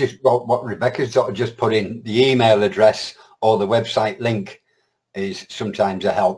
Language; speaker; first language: English; native; English